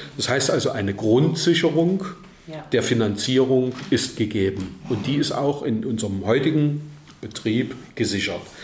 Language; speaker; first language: German; native; German